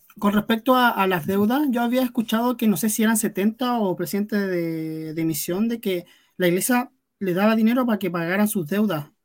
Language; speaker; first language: Spanish; native; Spanish